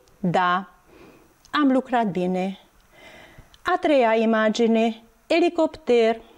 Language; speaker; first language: Romanian; non-native, local second language; Hungarian